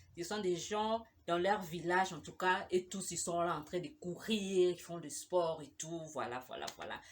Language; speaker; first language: French; non-native, local second language; Lingala